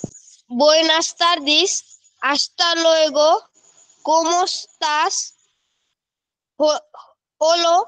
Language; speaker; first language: Spanish; non-native, learner; Marathi